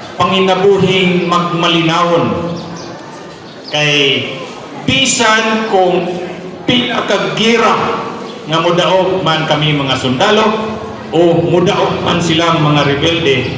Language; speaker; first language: Cebuano; native; Cebuano